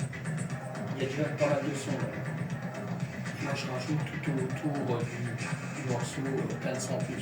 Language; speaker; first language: French; native; French